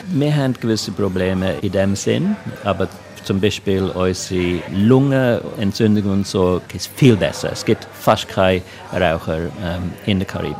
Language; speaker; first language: German; non-native, local second language; English